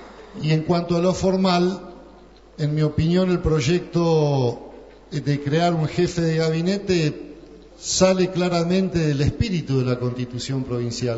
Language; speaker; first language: Spanish; native; Spanish